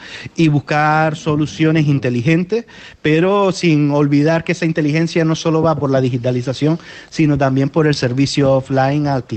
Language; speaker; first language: Spanish; native; Spanish